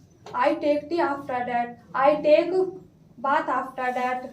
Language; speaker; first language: English; non-native, learner; Hindi